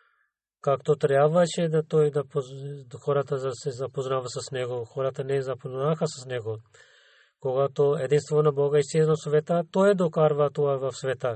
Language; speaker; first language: Bulgarian; non-native, learner; Urdu